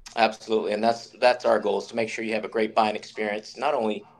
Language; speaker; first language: English; native; English